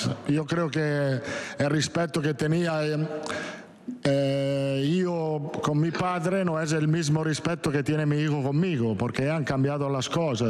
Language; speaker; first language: Spanish; non-native, fluent; Italian